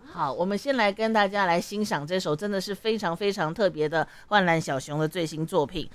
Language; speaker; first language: Chinese; native; Chinese